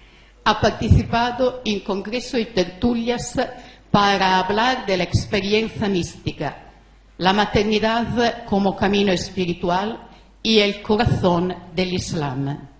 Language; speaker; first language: Spanish; non-native, fluent; Italian